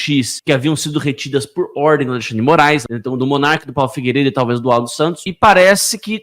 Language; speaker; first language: Portuguese; native; Portuguese